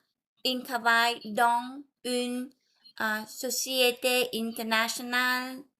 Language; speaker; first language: French; non-native, learner; Vietnamese